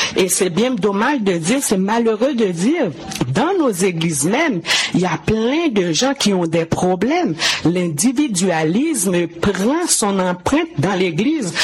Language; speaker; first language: French; non-native, local second language; Haitian Creole